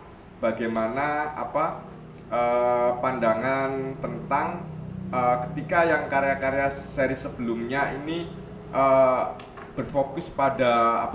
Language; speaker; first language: Indonesian; non-native, local second language; Javanese